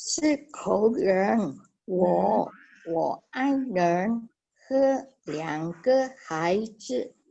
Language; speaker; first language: Chinese; non-native, learner; Indonesian